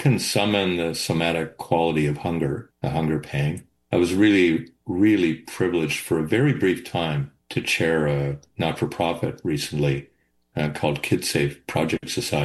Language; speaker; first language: English; native; English